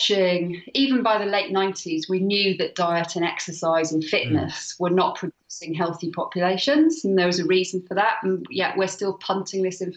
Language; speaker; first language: English; native; English